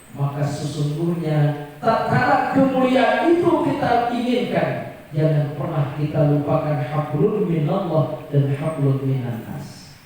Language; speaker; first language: Indonesian; non-native, local second language; Minangkabau